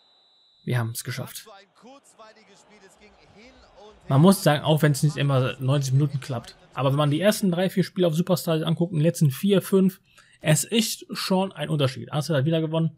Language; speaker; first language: German; native; German